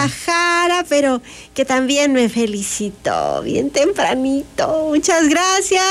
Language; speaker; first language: Spanish; native; Spanish